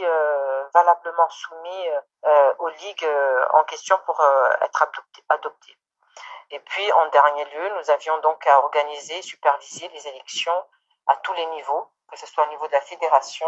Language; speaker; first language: French; non-native, local second language; Comorian